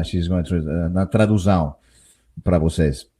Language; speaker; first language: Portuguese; non-native, learner; English